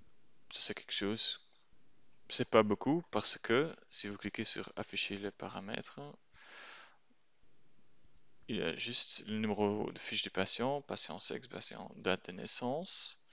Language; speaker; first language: French; non-native, local second language; Dutch